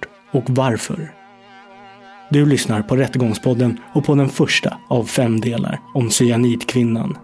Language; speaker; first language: Swedish; native; Swedish